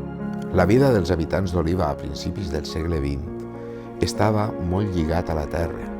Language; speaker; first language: Catalan; native; Catalan